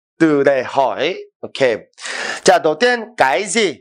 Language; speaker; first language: Vietnamese; non-native, fluent; Korean